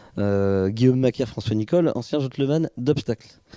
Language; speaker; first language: French; native; French